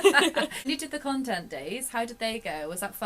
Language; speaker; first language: English; native; English